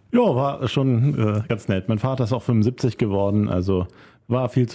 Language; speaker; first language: German; native; German